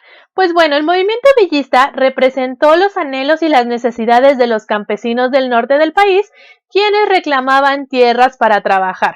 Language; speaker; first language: Spanish; native; Spanish